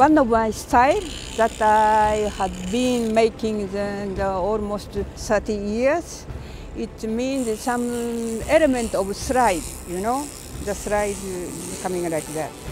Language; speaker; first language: English; non-native, learner; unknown